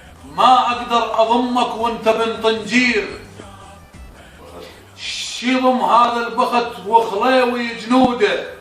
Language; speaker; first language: Arabic; native; Arabic